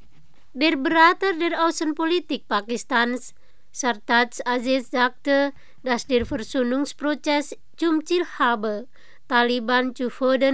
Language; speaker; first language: German; non-native, fluent; Indonesian